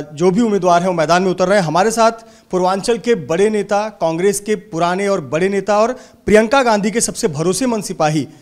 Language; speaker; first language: Hindi; native; Hindi